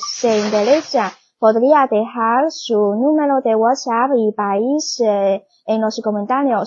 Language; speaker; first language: Spanish; non-native, learner; Chinese